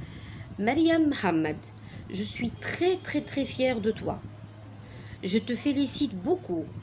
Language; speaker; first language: French; non-native, fluent; Arabic